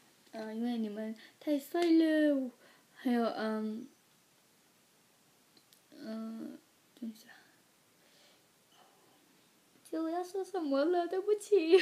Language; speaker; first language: Chinese; early bilingual, heritage; Chinese